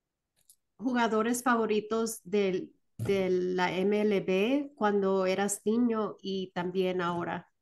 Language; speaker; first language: Spanish; early bilingual, heritage; Spanish